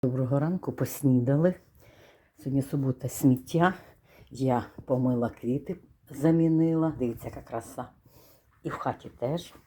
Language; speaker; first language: Ukrainian; native; Ukrainian